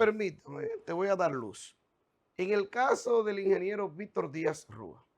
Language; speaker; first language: Spanish; native; Spanish